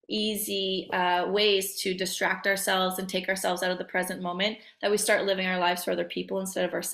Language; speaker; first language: English; native; English